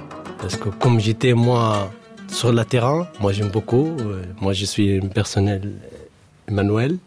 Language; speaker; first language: French; non-native, learner; Arabic